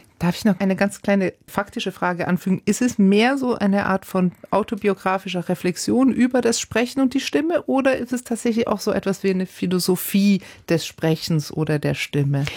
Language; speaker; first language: German; native; German